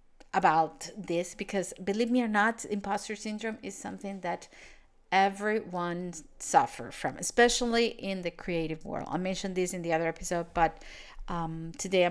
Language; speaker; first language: English; non-native, fluent; Spanish